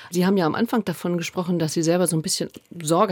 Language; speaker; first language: German; native; German